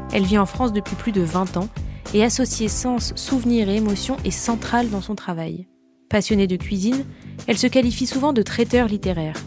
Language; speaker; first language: French; native; French